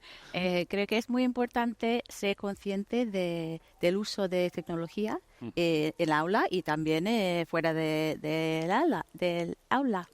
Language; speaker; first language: Spanish; non-native, fluent; English